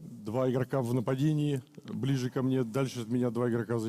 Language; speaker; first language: Russian; native; Russian